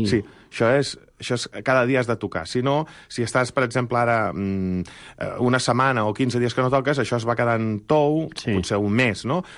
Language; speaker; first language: Catalan; native; Catalan